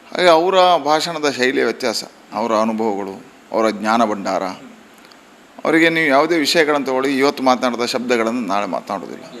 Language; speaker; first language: Kannada; non-native, local second language; Tulu